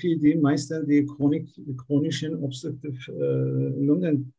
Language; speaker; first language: German; non-native, learner; Turkish